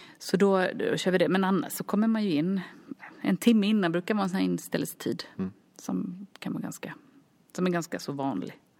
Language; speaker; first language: Swedish; early bilingual, other home language; Finnish